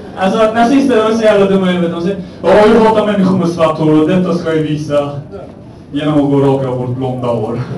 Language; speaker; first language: Swedish; early bilingual, other home language; Persian